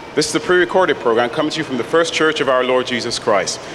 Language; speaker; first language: English; native; English